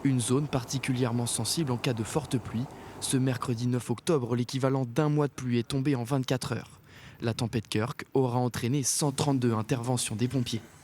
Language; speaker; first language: French; native; French